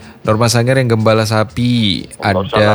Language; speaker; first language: Indonesian; native; Indonesian